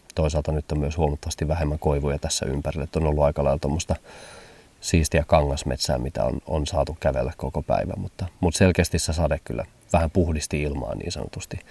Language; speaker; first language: Finnish; early bilingual, heritage; German